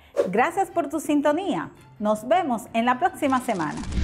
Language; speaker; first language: Spanish; native; Spanish